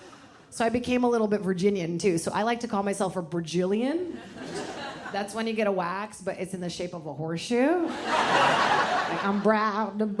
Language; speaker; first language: English; early bilingual, other home language; Portuguese